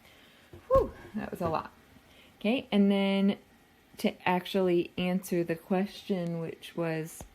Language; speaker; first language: English; native; English